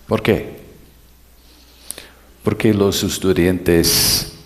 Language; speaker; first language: Spanish; non-native, learner; English